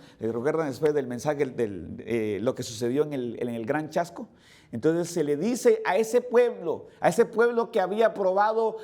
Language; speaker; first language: Spanish; native; Spanish